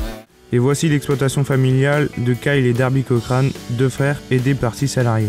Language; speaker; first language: French; native; French